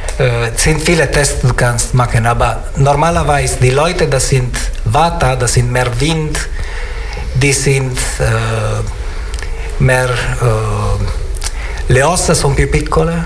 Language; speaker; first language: German; non-native, learner; Italian